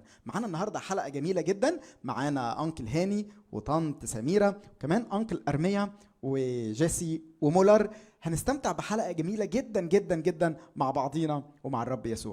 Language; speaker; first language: Arabic; native; Arabic